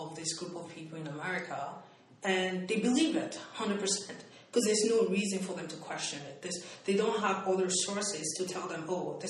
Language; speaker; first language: English; non-native, local second language; Igbo